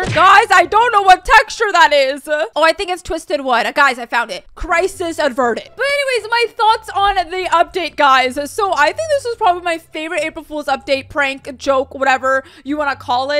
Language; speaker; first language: English; native; English